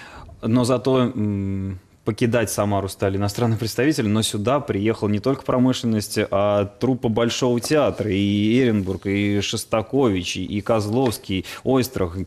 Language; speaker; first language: Russian; native; Russian